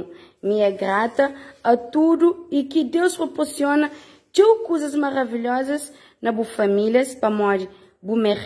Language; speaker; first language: Portuguese; non-native, local second language; Kabuverdianu